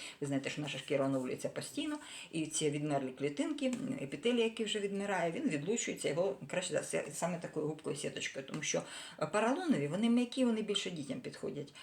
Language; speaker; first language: Ukrainian; non-native, local second language; Russian